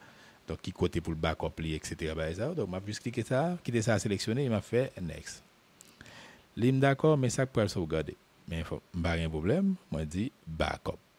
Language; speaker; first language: French; non-native, local second language; Haitian Creole